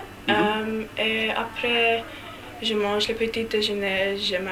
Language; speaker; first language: French; non-native, learner; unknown